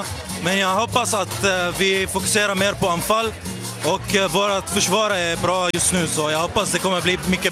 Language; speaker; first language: Swedish; non-native, learner; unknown